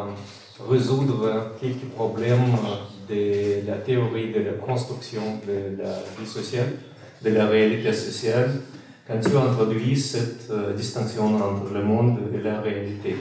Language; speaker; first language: French; non-native, fluent; Russian